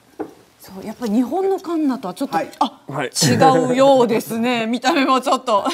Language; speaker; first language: Japanese; native; Japanese